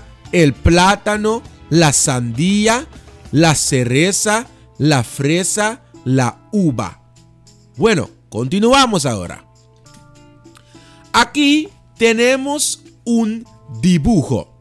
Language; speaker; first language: Spanish; non-native, fluent; Dutch